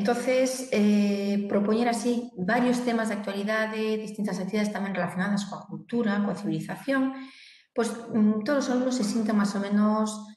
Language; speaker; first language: Spanish; non-native, local second language; Galician